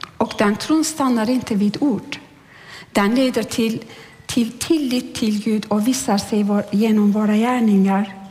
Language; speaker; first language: Swedish; non-native, fluent; Turkish